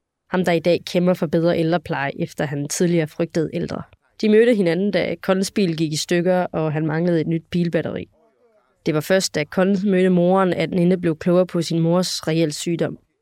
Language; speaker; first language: Danish; native; Danish